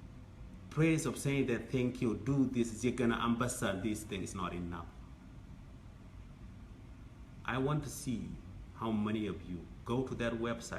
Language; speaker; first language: English; non-native, fluent; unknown